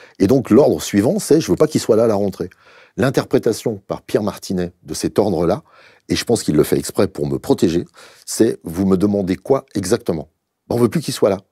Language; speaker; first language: French; native; French